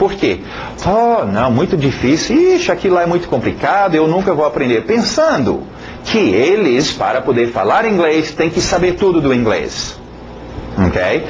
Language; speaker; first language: Portuguese; non-native, fluent; English